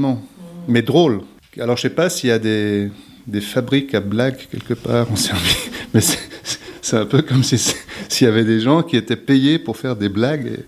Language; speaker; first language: French; native; French